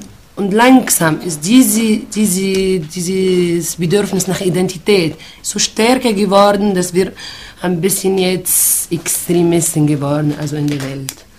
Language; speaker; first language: German; non-native, fluent; Arabic